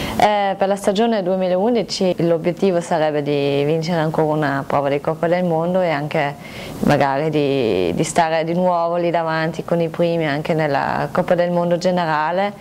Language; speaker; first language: Italian; non-native, local second language; German